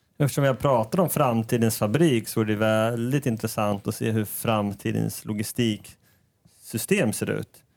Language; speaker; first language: Swedish; native; Swedish